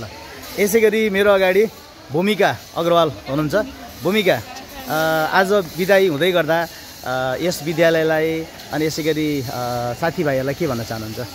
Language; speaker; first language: Nepali; native; Nepali